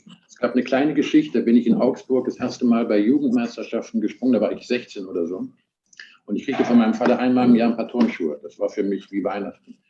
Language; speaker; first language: German; native; German